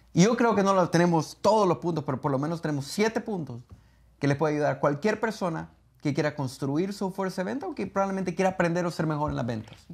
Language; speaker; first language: Spanish; native; Spanish